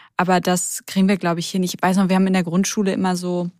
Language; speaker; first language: German; native; German